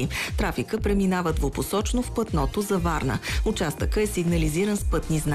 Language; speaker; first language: Bulgarian; native; Bulgarian